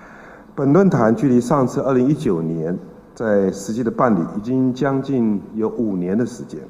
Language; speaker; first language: Chinese; native; Chinese